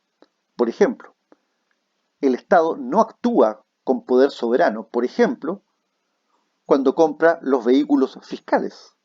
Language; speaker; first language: Spanish; native; Spanish